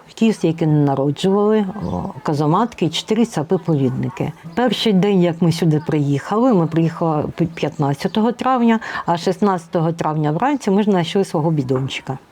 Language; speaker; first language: Ukrainian; non-native, local second language; Russian